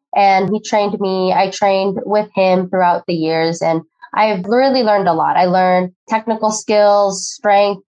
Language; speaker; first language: English; early bilingual, other home language; Filipino